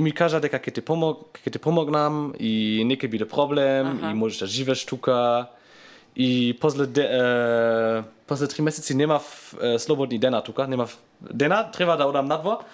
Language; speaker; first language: Macedonian; non-native, learner; German